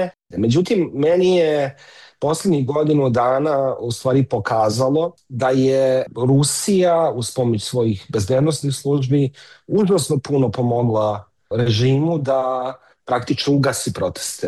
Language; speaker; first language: Serbian; native; Serbian